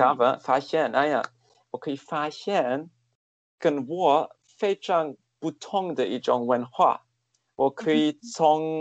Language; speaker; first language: Chinese; non-native, fluent; German